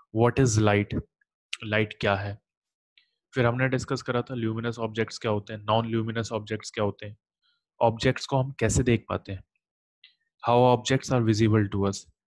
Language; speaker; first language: Hindi; native; Hindi